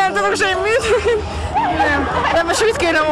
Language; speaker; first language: German; non-native, learner; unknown